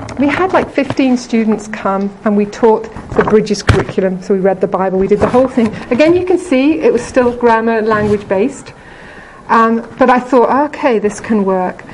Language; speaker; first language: English; native; English